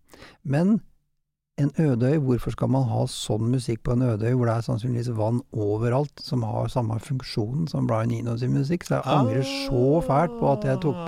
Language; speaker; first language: Norwegian; native; Norwegian